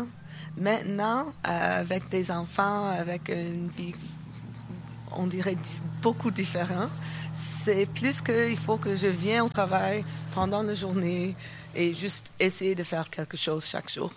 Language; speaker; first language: French; non-native, fluent; English